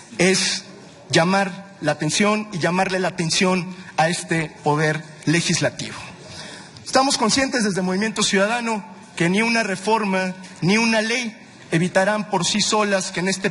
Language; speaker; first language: Spanish; native; Spanish